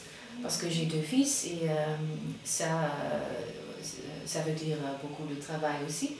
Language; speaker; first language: French; non-native, fluent; Dutch